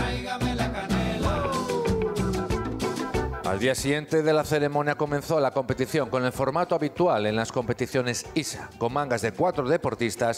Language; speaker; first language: Spanish; native; Spanish